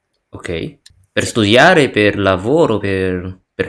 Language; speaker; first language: Italian; non-native, learner; Indonesian